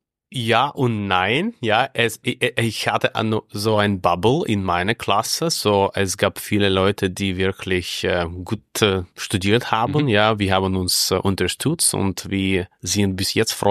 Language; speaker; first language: German; non-native, fluent; Russian